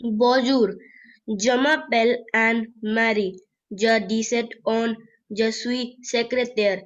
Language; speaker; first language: French; non-native, learner; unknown